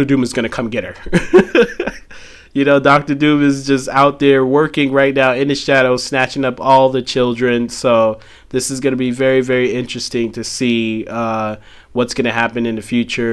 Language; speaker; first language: English; native; English